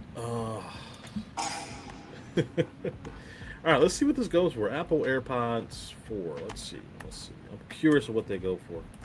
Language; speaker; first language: English; native; English